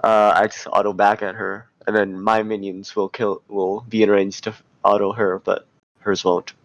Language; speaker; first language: English; native; English